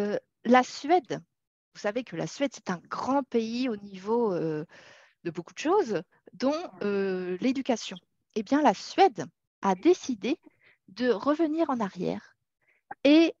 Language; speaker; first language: French; native; French